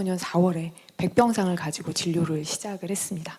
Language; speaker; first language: Korean; native; Korean